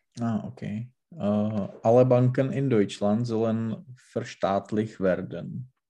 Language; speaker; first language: German; non-native, learner; Czech